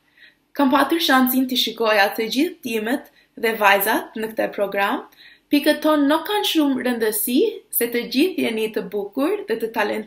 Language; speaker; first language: Albanian; early bilingual, heritage; Albanian